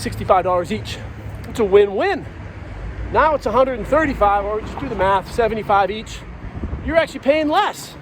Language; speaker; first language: English; native; English